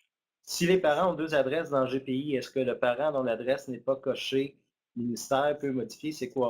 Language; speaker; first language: French; native; French